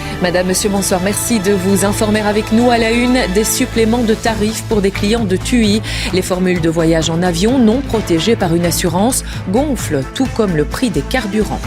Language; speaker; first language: French; native; French